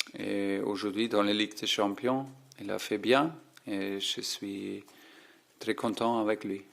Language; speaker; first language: French; non-native, fluent; German